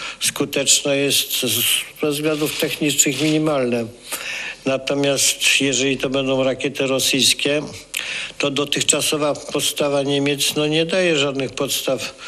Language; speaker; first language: Polish; native; Polish